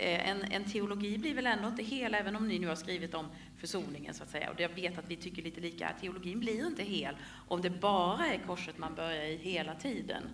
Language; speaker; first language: Swedish; native; Swedish